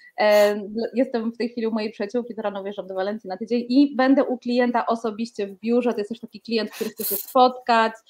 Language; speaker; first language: Polish; native; Polish